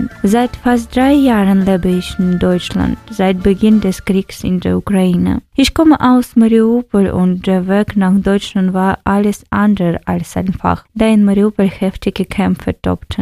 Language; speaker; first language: German; non-native, fluent; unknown